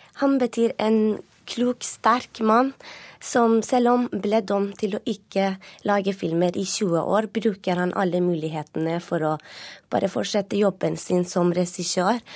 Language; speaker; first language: Norwegian; non-native, fluent; Persian